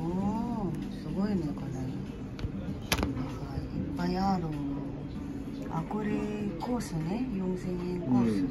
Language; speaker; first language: Japanese; non-native, fluent; Filipino